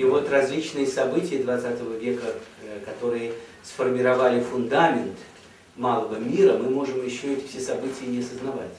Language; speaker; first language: Russian; native; Russian